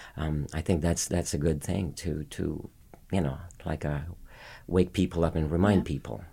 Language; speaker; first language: English; non-native, local second language; Filipino